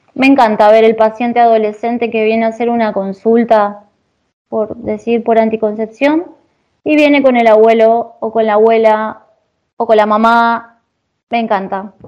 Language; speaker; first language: Spanish; native; Spanish